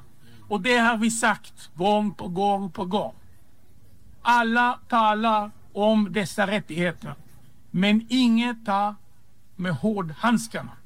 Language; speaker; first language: Swedish; non-native, fluent; Hebrew